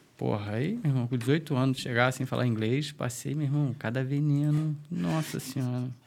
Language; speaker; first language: Portuguese; native; Portuguese